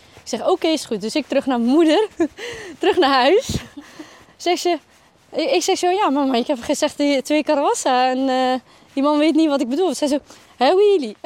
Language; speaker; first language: Dutch; early bilingual, other home language; Arabic